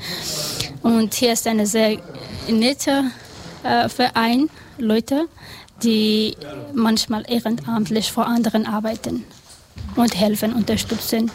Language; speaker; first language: German; non-native, learner; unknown